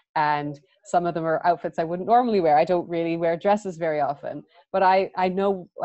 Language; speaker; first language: English; native; English